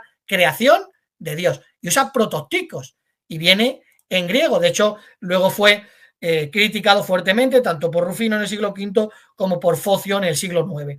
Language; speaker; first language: Spanish; native; Spanish